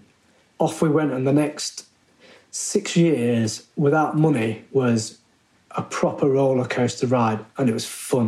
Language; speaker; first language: English; native; English